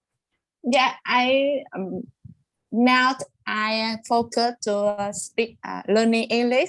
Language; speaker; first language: English; non-native, learner; Vietnamese